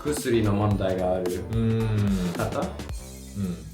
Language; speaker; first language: Japanese; non-native, learner; English